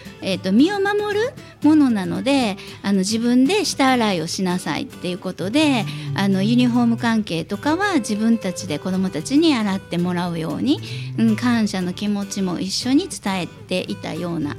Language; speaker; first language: Japanese; native; Japanese